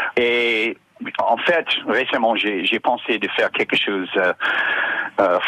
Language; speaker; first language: French; non-native, learner; English